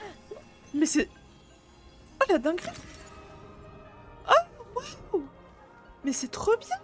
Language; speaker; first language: French; native; French